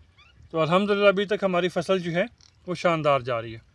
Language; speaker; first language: Urdu; native; Urdu